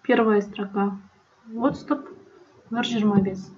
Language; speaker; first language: Russian; non-native, local second language; Kazakh